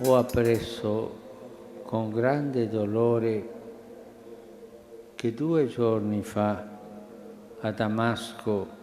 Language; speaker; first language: Italian; non-native, fluent; Spanish